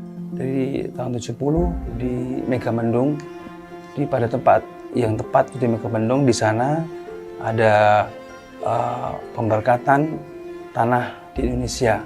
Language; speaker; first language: Indonesian; native; Indonesian